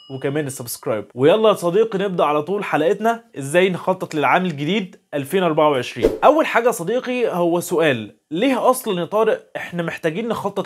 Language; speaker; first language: Arabic; native; Arabic